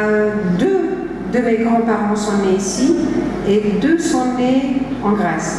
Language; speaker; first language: French; early bilingual, heritage; Greek